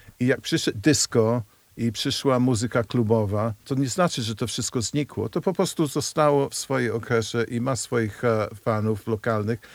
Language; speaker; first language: Polish; non-native, fluent; English